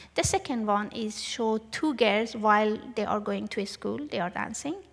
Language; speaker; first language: English; non-native, learner; Persian